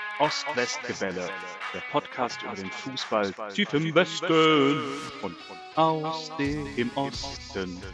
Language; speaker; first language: German; native; German